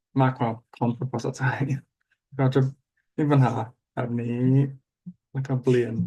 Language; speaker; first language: Thai; non-native, learner; English